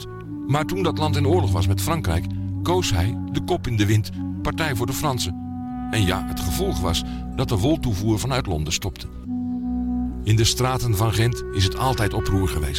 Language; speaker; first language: Dutch; native; Dutch